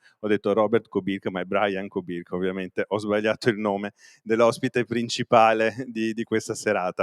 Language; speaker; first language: Italian; native; Italian